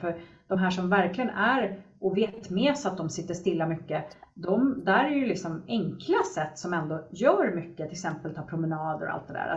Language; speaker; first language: Swedish; native; Swedish